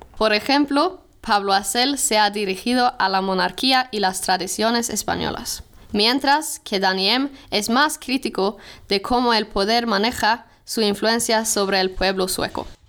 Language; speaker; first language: Spanish; non-native, fluent; Swedish